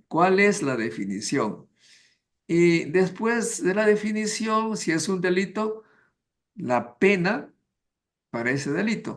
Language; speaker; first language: Spanish; native; Spanish